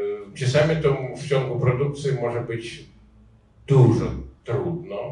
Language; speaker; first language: Polish; non-native, learner; Ukrainian